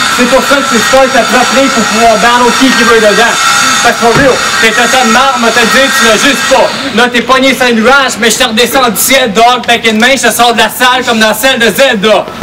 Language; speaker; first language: French; native; French